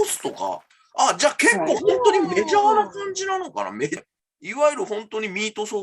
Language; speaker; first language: Japanese; native; Japanese